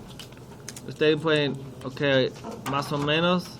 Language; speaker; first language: Spanish; non-native, learner; English